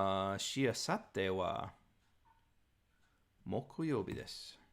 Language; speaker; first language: Japanese; non-native, learner; English